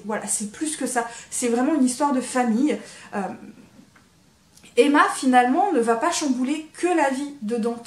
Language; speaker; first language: French; native; French